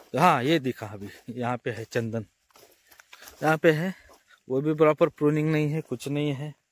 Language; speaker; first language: Hindi; non-native, local second language; Marathi